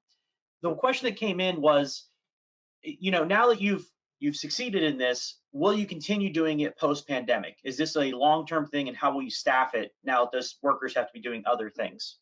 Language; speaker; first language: English; native; English